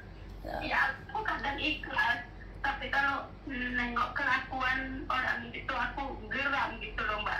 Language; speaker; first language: Indonesian; non-native, local second language; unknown